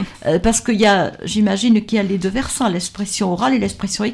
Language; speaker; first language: French; native; French